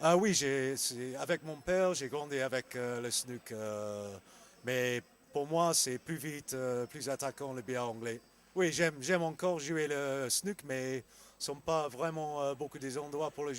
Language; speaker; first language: French; non-native, learner; English